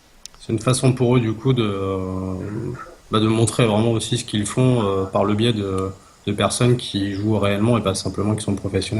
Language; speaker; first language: French; native; French